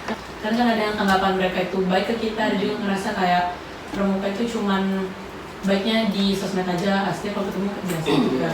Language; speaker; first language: Indonesian; non-native, local second language; Minangkabau